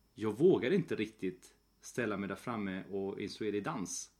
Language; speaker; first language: Swedish; early bilingual, other home language; Spanish